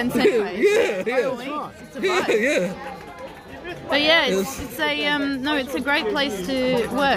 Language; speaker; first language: English; native; English